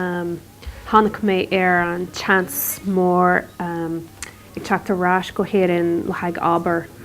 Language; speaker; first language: Irish; non-native, learner; English